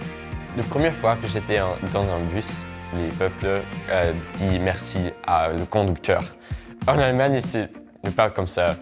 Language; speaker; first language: French; non-native, learner; German